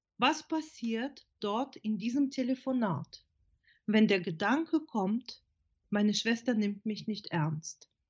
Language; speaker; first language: German; non-native, fluent; Russian